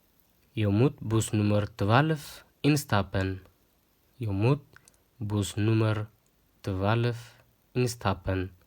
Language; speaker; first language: Dutch; non-native, fluent; Tigrinya